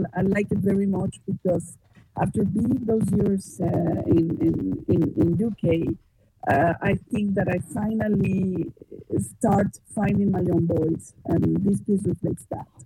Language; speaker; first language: English; non-native, fluent; Spanish